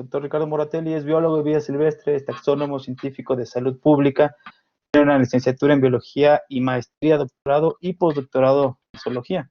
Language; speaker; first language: Spanish; native; Spanish